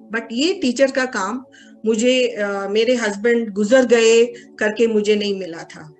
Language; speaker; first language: Hindi; non-native, local second language; Kannada